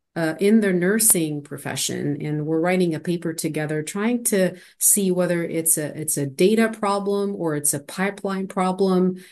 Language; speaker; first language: English; non-native, fluent; Arabic